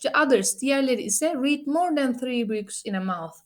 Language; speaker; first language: English; non-native, fluent; Turkish